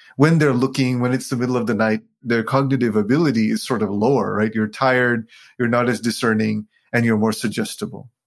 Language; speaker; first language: English; non-native, local second language; Sinhala